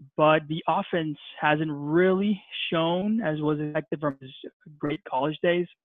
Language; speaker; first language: English; non-native, fluent; Spanish